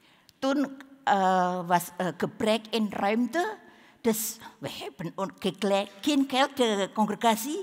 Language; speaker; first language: Dutch; non-native, learner; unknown